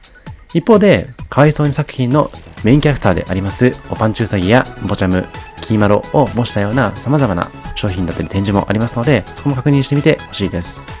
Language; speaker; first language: Japanese; native; Japanese